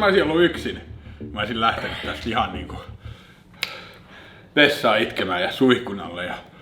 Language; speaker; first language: Finnish; native; Finnish